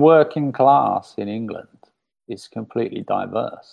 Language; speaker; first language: English; native; English